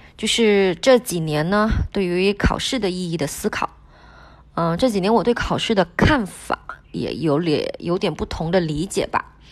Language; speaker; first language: Chinese; non-native, local second language; Min Nan Chinese